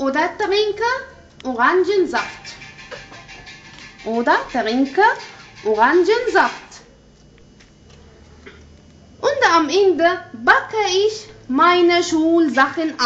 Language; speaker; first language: German; non-native, fluent; Arabic